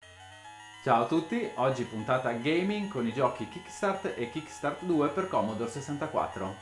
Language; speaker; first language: Italian; native; Italian